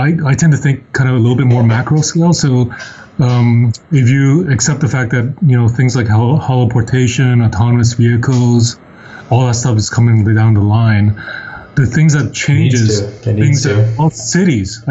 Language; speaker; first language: English; non-native, local second language; Cantonese